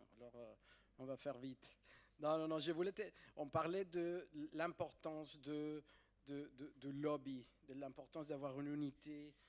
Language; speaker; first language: French; non-native, fluent; Spanish